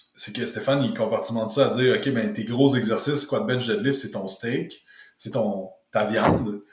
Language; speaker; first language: French; native; French